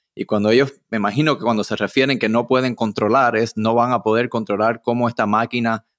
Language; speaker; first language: Spanish; early bilingual, heritage; Spanish